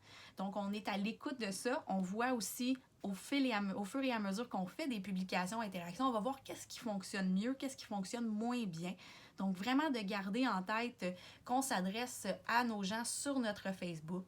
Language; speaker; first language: French; native; French